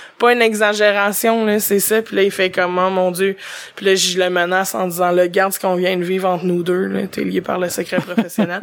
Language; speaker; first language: French; native; French